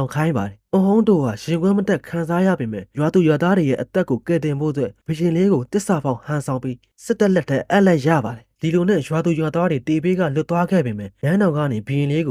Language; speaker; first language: Burmese; native; Burmese